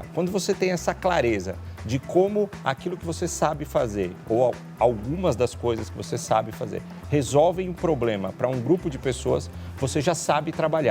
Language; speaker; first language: Portuguese; native; Portuguese